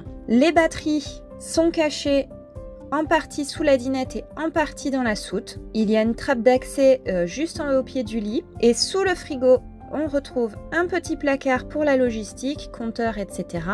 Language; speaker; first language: French; native; French